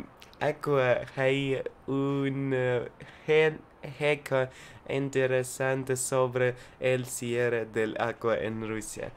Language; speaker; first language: Spanish; non-native, learner; Russian